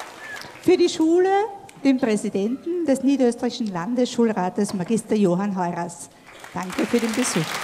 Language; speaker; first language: German; native; German